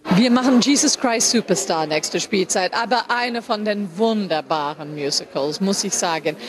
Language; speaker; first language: German; non-native, fluent; English